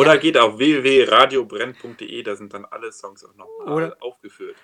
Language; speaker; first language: German; native; German